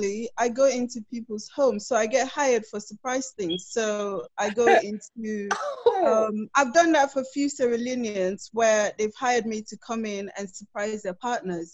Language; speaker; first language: English; non-native, local second language; Krio